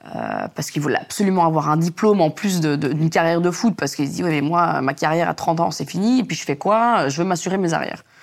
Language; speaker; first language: French; native; French